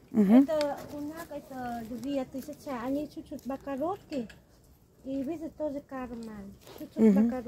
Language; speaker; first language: Russian; non-native, learner; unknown